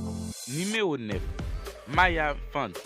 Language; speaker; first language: French; non-native, local second language; Haitian Creole